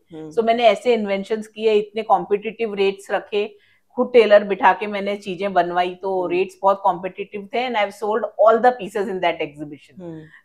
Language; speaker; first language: Hindi; native; Hindi